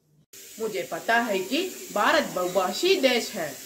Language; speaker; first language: Hindi; non-native, local second language; Tamil